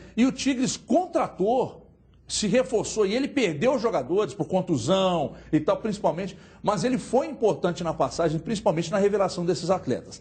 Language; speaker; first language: Portuguese; native; Portuguese